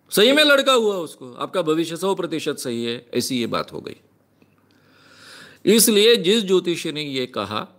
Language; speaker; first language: Hindi; non-native, local second language; Marathi